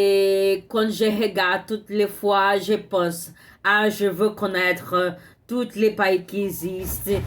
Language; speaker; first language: French; non-native, learner; Portuguese